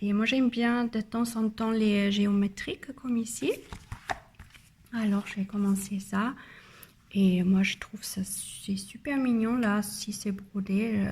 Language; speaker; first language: French; non-native, learner; German